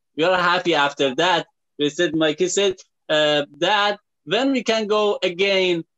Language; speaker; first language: English; non-native, learner; Persian